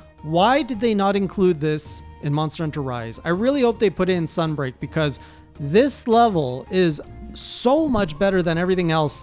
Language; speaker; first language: English; native; English